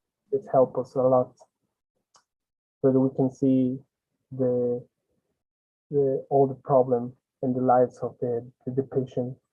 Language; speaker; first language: English; non-native, learner; Spanish